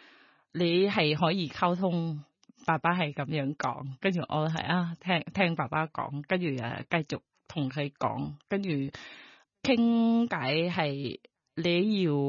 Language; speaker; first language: Cantonese; non-native, learner; Thai